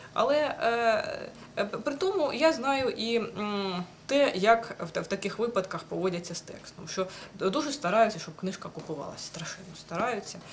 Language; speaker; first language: Ukrainian; native; Ukrainian